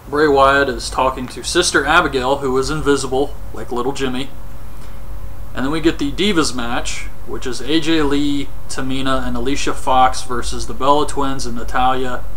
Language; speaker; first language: English; native; English